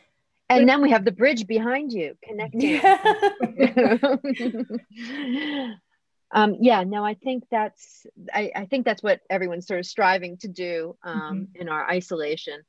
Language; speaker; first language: English; native; English